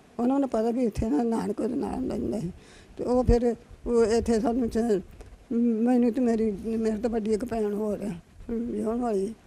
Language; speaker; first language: Punjabi; native; Punjabi